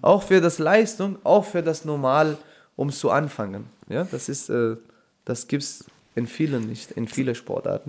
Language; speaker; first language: German; non-native, fluent; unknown